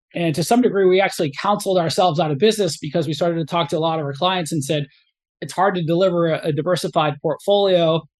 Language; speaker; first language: English; native; English